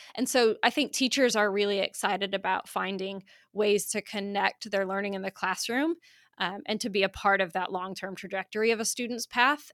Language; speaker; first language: English; native; English